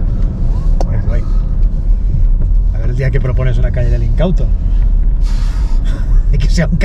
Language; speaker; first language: Spanish; native; Spanish